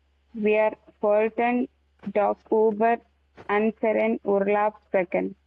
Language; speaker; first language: German; non-native, learner; Tamil